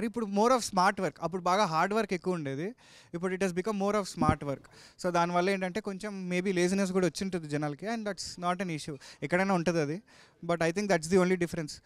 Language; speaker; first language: Telugu; native; Telugu